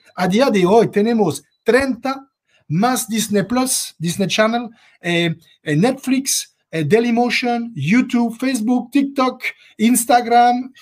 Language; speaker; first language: Spanish; non-native, fluent; French